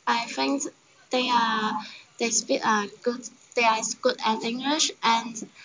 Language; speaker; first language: English; non-native, learner; Chinese